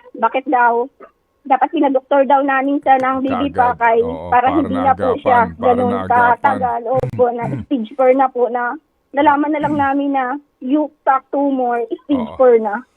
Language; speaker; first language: Filipino; non-native, local second language; Waray